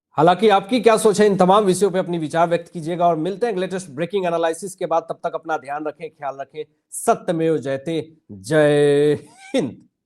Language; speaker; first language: Hindi; native; Hindi